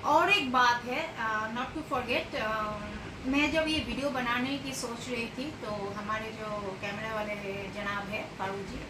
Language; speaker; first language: Hindi; non-native, local second language; Bangla